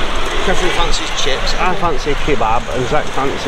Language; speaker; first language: English; native; English